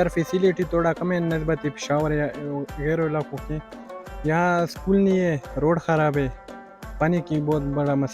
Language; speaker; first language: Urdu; non-native, local second language; Pashto